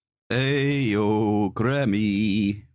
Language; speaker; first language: English; native; English